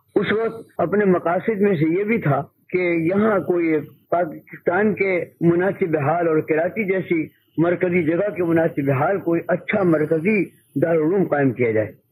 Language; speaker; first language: Urdu; native; Urdu